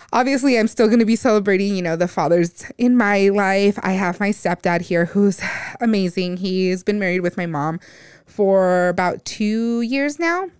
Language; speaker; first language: English; native; English